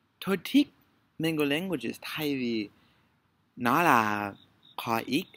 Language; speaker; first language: Vietnamese; non-native, learner; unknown